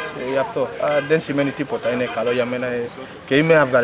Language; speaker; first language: Greek; non-native, learner; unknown